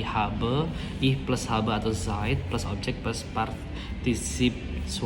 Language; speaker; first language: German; non-native, fluent; Indonesian